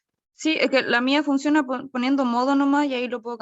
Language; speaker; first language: Spanish; native; Spanish